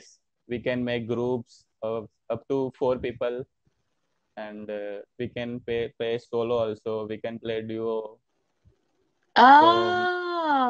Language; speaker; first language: English; non-native, learner; Hindi